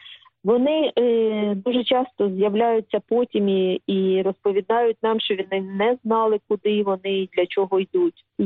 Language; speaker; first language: Ukrainian; native; Ukrainian